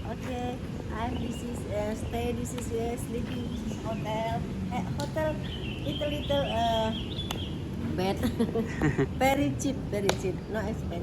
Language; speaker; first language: English; non-native, learner; Indonesian